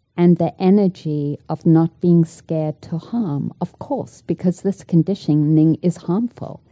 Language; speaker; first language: English; native; English